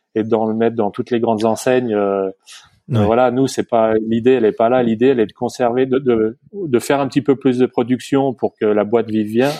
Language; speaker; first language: French; native; French